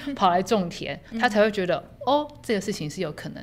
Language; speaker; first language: Chinese; native; Chinese